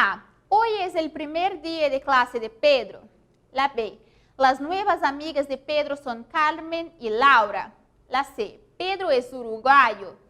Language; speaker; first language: Spanish; non-native, fluent; Portuguese